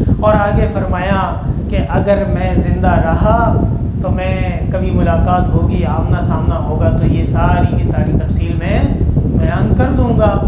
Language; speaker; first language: Urdu; non-native, local second language; Pashto